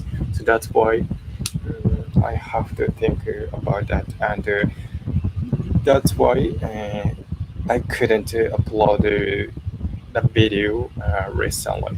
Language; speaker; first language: English; non-native, learner; Japanese